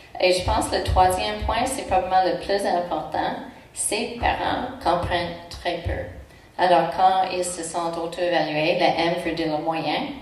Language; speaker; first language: French; non-native, local second language; English